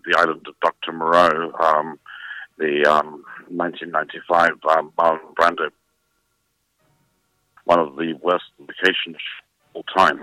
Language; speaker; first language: English; native; English